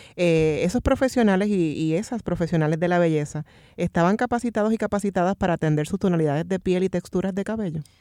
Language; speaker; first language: Spanish; native; Spanish